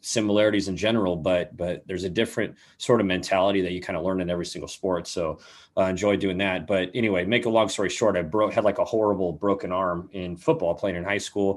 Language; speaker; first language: English; native; English